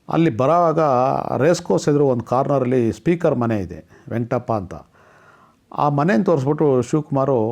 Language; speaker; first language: Kannada; non-native, local second language; Telugu